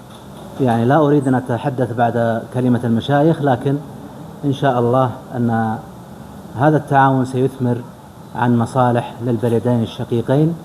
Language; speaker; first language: Arabic; native; Arabic